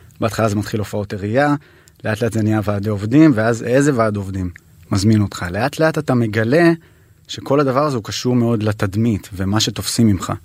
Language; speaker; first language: Hebrew; native; Hebrew